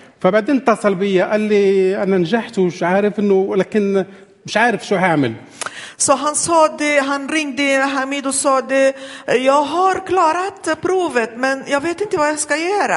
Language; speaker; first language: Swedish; non-native, fluent; Arabic